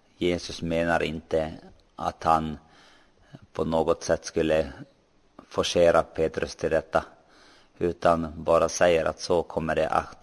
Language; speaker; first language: Swedish; non-native, local second language; Finnish